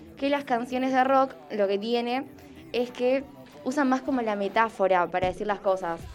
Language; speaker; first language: Spanish; native; Spanish